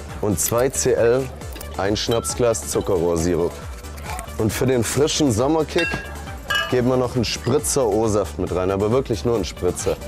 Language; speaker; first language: German; native; German